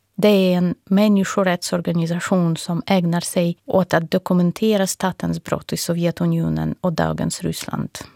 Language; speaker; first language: Swedish; non-native, fluent; Russian